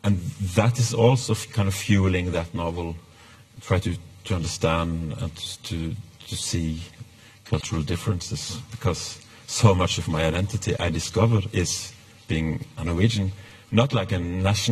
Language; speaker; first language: English; non-native, fluent; Norwegian